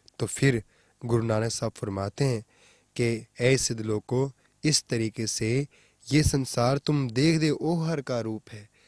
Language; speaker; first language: Hindi; non-native, local second language; Punjabi